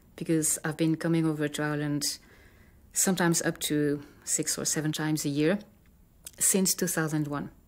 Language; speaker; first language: English; non-native, fluent; French